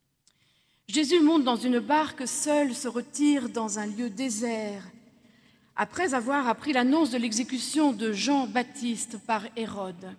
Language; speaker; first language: French; native; French